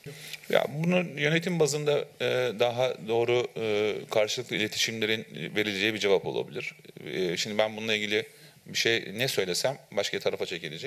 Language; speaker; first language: Turkish; native; Turkish